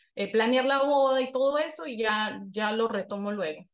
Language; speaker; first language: Spanish; native; Spanish